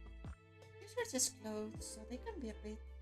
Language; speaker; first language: English; non-native, fluent; Spanish